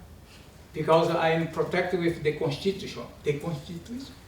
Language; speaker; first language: English; non-native, learner; Portuguese